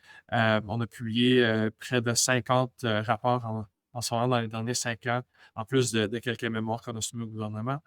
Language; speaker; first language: French; non-native, local second language; English